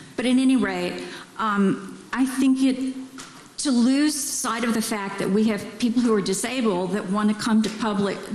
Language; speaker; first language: English; native; English